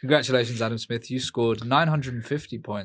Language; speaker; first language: English; native; English